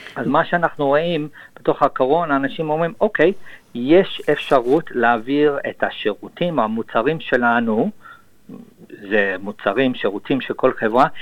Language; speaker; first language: Hebrew; non-native, fluent; English